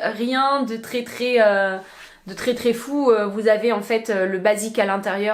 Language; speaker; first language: French; native; French